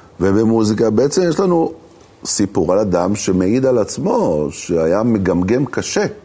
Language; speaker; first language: Hebrew; native; Hebrew